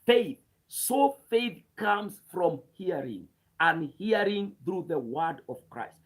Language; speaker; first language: English; non-native, local second language; Swahili